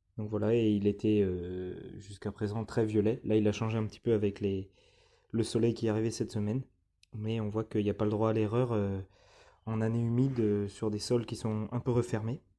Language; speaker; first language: French; native; French